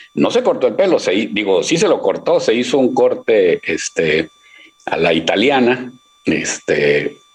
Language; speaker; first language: Spanish; native; Spanish